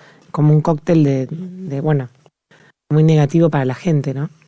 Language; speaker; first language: Spanish; native; Spanish